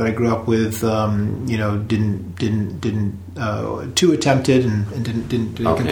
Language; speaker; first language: English; native; English